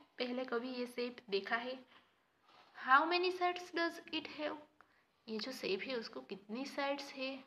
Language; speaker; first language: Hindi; non-native, local second language; Gujarati